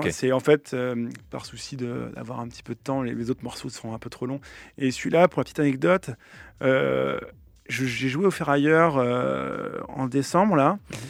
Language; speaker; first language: French; native; French